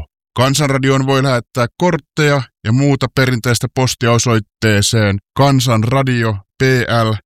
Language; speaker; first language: Finnish; native; Finnish